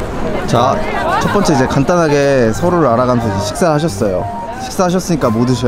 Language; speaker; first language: Korean; native; Korean